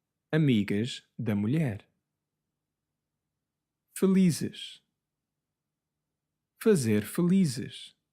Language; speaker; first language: Portuguese; non-native, fluent; English